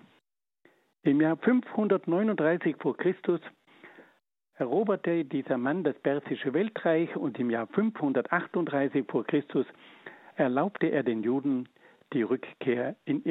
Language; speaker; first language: German; native; German